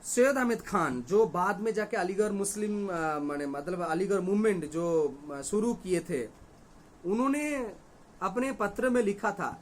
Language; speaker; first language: Hindi; non-native, local second language; Bangla